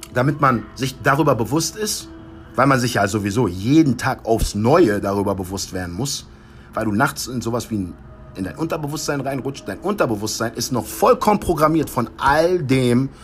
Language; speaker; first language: German; early bilingual, heritage; English